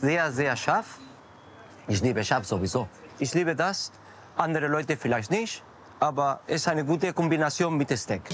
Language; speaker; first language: German; non-native, learner; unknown